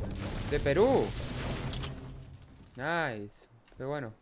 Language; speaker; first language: Spanish; native; Spanish